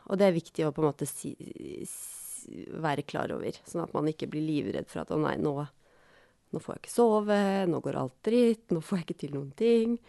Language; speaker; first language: Norwegian; native; Norwegian